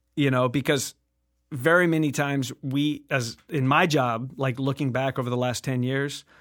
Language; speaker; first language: English; native; English